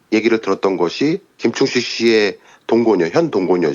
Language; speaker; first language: Korean; native; Korean